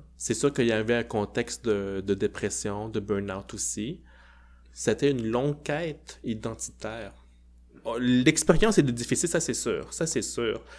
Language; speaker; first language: French; early bilingual, other home language; Cantonese